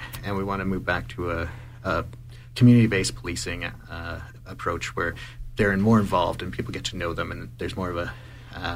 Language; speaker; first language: English; native; English